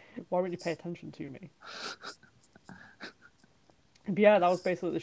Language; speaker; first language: English; native; English